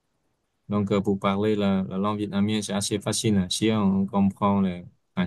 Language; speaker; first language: French; non-native, fluent; Vietnamese